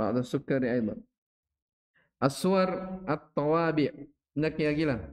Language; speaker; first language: Arabic; non-native, fluent; Indonesian